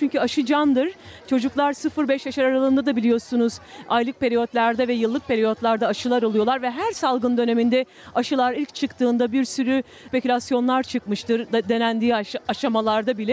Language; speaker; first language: Turkish; native; Turkish